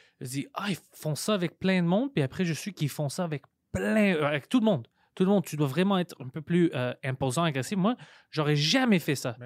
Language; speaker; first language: French; non-native, local second language; Greek